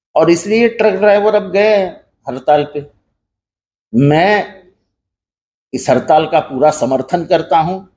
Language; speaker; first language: Hindi; non-native, local second language; Marathi